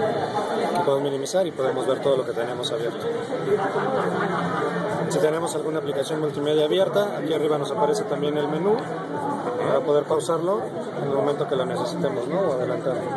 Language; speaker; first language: Spanish; native; Spanish